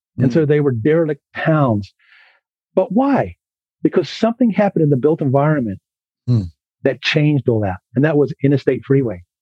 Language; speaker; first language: English; native; English